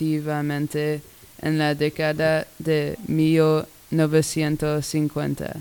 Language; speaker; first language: Spanish; non-native, learner; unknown